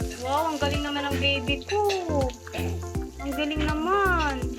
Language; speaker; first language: Filipino; non-native, local second language; Cebuano